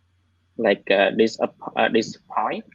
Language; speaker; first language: English; non-native, learner; Vietnamese